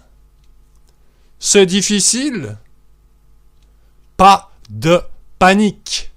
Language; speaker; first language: French; native; French